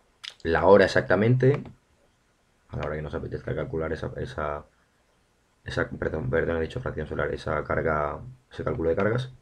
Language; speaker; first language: Spanish; native; Spanish